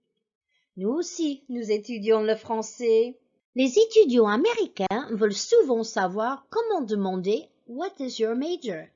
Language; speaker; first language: French; non-native, fluent; English